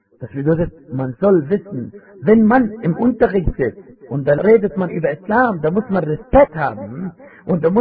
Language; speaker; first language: German; non-native, fluent; Arabic